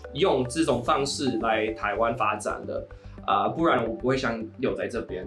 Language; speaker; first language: Chinese; non-native, fluent; English